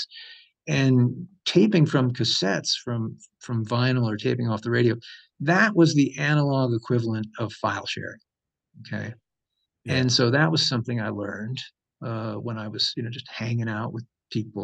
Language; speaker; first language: English; native; English